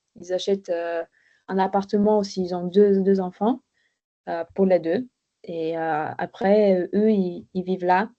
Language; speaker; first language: French; non-native, fluent; Bulgarian